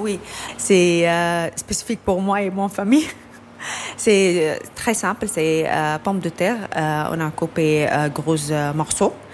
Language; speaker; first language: French; non-native, learner; Arabic